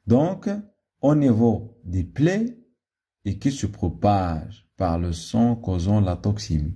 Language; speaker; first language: French; non-native, local second language; Arabic